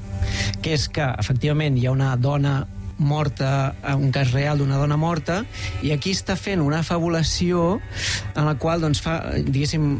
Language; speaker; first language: Catalan; native; Catalan